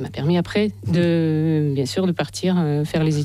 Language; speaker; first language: French; non-native, fluent; Russian